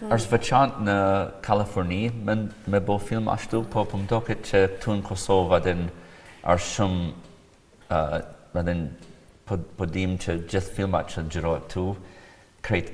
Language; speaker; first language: Albanian; non-native, fluent; English